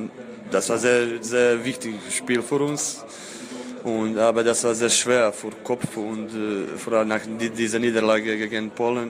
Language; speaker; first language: German; non-native, fluent; Croatian